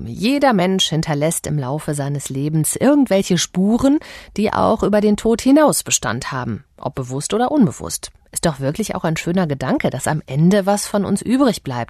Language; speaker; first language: German; native; German